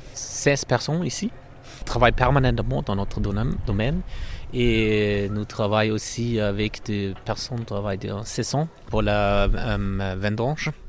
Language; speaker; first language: French; non-native, fluent; German